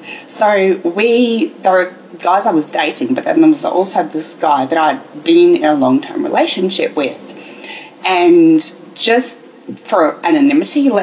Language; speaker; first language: English; native; English